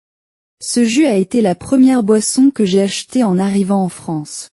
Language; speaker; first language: French; non-native, learner; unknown